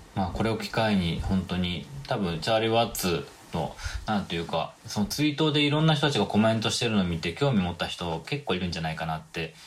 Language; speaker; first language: Japanese; native; Japanese